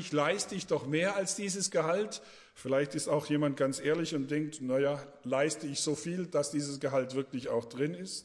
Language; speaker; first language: German; native; German